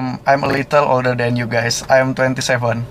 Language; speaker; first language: English; non-native, learner; Indonesian